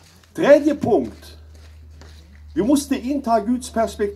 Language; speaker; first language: Swedish; non-native, learner; German